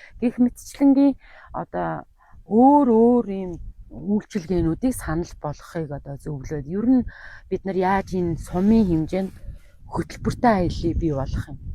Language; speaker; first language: Mongolian; native; Mongolian